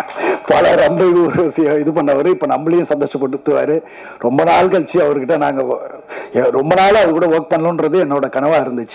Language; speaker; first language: Tamil; native; Tamil